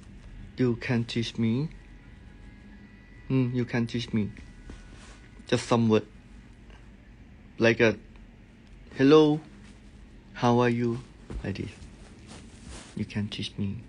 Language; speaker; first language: English; non-native, learner; Thai